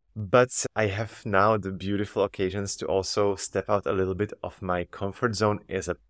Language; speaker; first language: English; non-native, fluent; Slovak